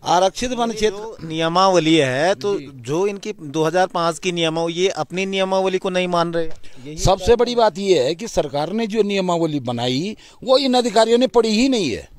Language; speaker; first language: Hindi; native; Hindi